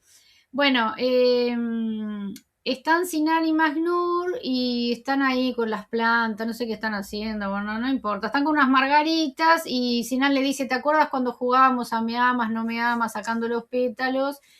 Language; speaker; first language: Spanish; native; Spanish